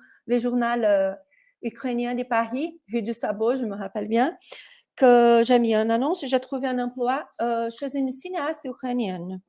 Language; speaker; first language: French; non-native, fluent; Portuguese